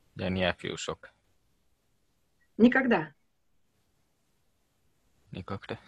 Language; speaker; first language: Russian; non-native, learner; Finnish